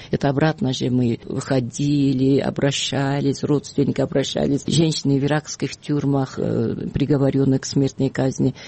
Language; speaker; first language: Russian; non-native, local second language; Kyrgyz